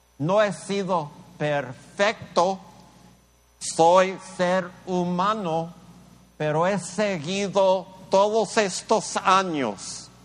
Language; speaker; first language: Spanish; early bilingual, heritage; Spanish